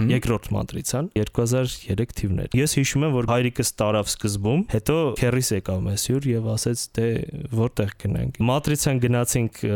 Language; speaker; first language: Armenian; native; Armenian